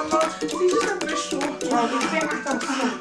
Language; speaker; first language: French; native; French